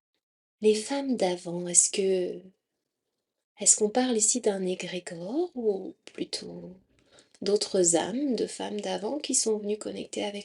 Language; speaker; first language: French; native; French